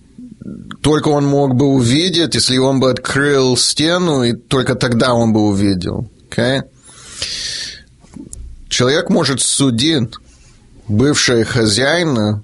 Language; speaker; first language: Russian; early bilingual, heritage; Russian